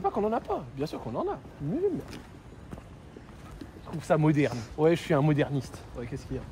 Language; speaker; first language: French; native; French